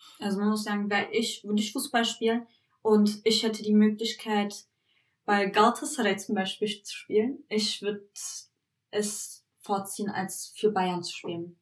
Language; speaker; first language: German; early bilingual, other home language; Turkish